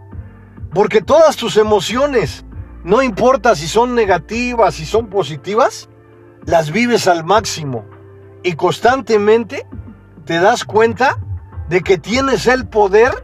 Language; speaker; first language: Spanish; native; Spanish